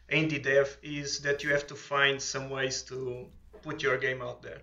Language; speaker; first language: English; non-native, fluent; Portuguese